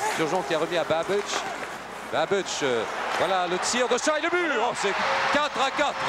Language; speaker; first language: French; native; French